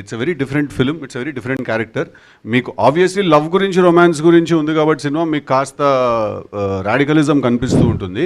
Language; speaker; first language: Telugu; native; Telugu